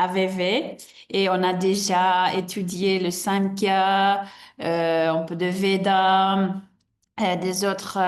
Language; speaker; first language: French; non-native, fluent; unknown